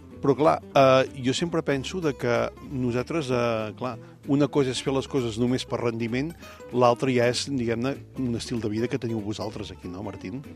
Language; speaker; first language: Catalan; native; Catalan